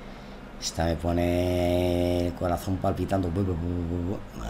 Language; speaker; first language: Spanish; native; Spanish